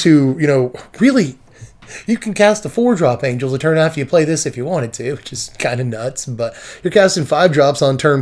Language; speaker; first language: English; native; English